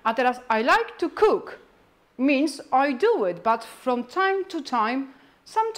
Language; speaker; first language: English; non-native, fluent; Polish